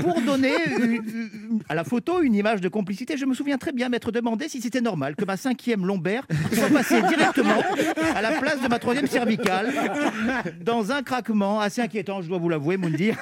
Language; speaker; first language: French; native; French